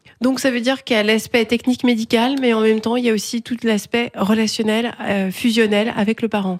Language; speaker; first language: French; native; French